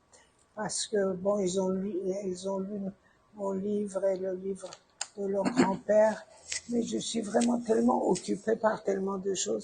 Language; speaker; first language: French; non-native, fluent; Persian